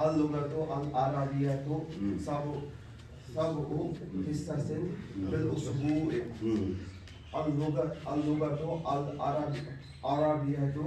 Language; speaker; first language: Arabic; non-native, learner; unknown